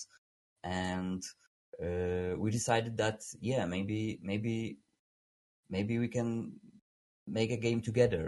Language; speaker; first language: English; non-native, fluent; Polish